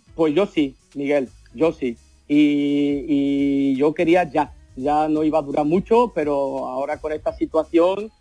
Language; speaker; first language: Spanish; early bilingual, heritage; Spanish